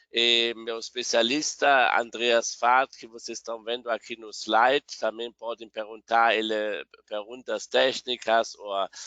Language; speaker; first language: Portuguese; non-native, fluent; German